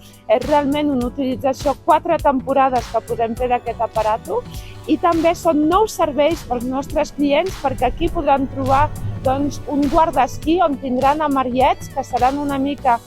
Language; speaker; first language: Catalan; non-native, local second language; French